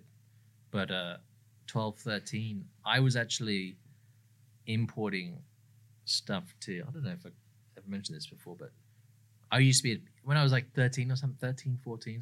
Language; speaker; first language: English; native; English